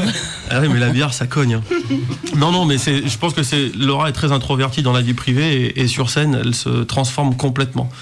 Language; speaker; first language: French; native; French